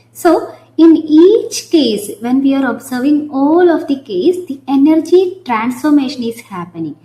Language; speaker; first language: English; non-native, local second language; Malayalam